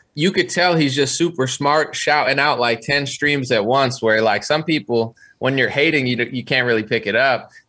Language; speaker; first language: English; native; English